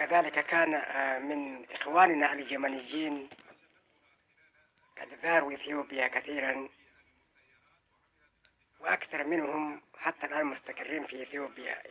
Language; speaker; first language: Arabic; non-native, fluent; Oromo